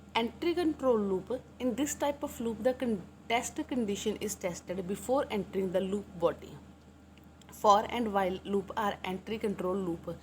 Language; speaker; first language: English; non-native, local second language; Punjabi